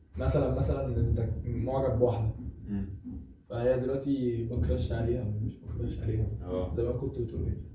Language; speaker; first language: Arabic; native; Arabic